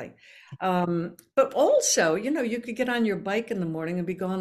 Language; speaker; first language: English; early bilingual, other home language; Norwegian